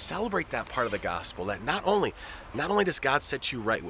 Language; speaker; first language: English; native; English